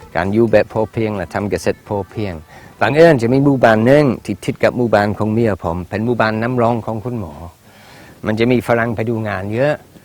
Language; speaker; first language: Thai; non-native, fluent; English